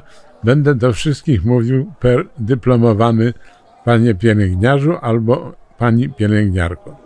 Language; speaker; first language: Polish; native; Polish